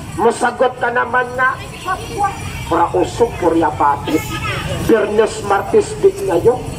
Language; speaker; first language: Filipino; non-native, local second language; Cebuano